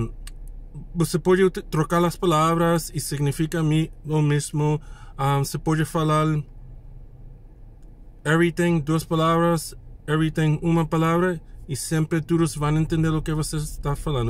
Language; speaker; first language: Portuguese; non-native, fluent; English